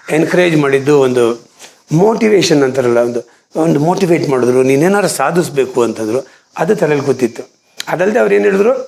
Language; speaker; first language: Kannada; non-native, local second language; Konkani